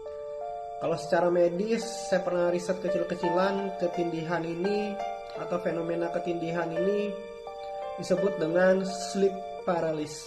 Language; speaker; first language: Indonesian; native; Indonesian